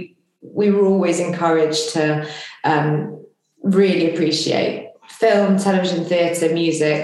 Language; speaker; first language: English; native; English